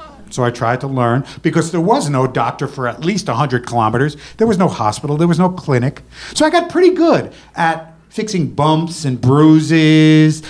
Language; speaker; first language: English; native; English